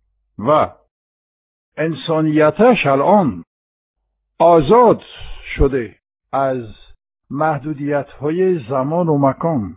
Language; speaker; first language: Persian; non-native, fluent; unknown